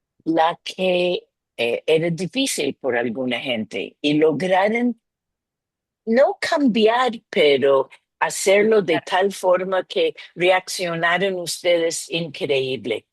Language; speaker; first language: Spanish; non-native, fluent; English